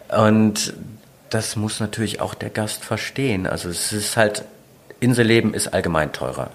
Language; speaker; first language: German; native; German